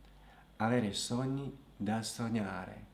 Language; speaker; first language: Italian; non-native, fluent; Slovak